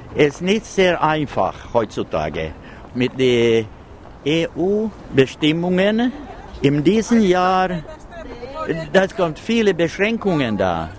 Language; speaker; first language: German; non-native, fluent; Swedish